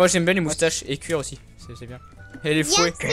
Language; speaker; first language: French; native; French